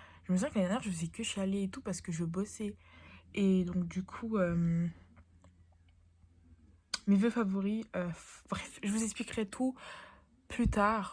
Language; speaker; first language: French; native; French